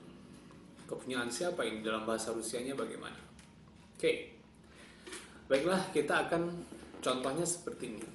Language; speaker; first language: Indonesian; non-native, local second language; Javanese